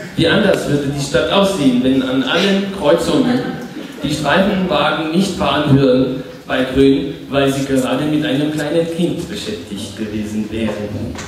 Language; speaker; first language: German; non-native, fluent; French